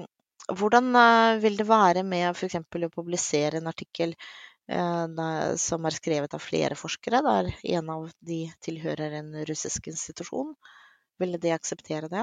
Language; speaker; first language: Norwegian; non-native, fluent; Russian